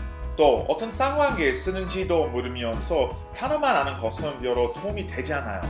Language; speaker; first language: Korean; non-native, fluent; English